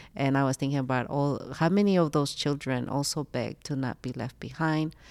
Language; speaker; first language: English; early bilingual, other home language; Spanish